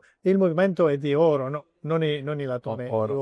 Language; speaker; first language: Italian; non-native, learner; French